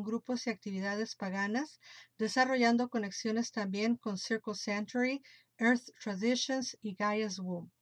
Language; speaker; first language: Spanish; native; Spanish